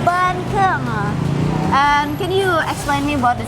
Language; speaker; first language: English; non-native, learner; Indonesian